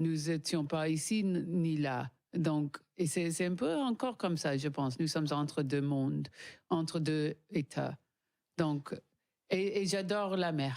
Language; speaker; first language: French; non-native, learner; English